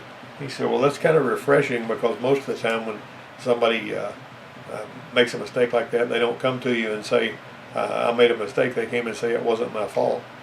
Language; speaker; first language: English; native; English